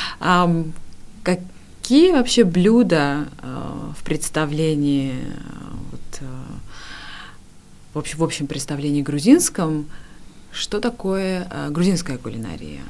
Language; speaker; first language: Russian; non-native, fluent; Georgian